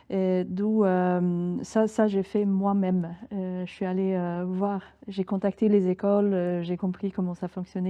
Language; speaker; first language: French; non-native, fluent; Swedish